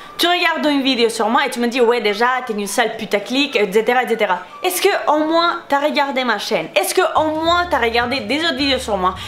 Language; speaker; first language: French; non-native, fluent; Spanish